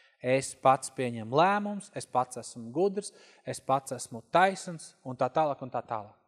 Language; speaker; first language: Latvian; native; Latvian